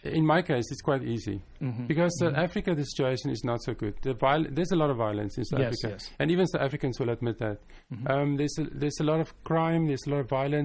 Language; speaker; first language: English; non-native, local second language; Afrikaans